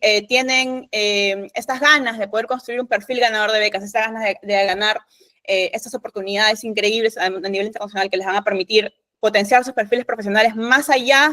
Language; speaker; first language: Spanish; native; Spanish